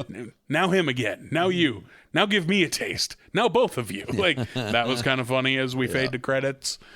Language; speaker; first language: English; native; English